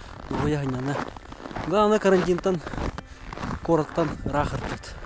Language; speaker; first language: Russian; non-native, local second language; Yakut